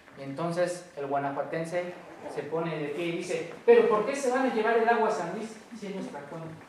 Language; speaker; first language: Spanish; native; Spanish